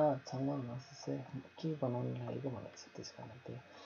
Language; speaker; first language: Korean; non-native, learner; Nepali